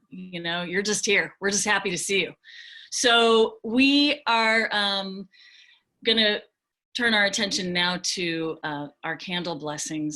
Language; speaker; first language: English; native; English